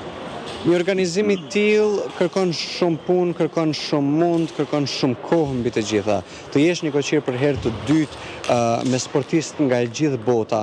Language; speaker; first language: Albanian; native; Albanian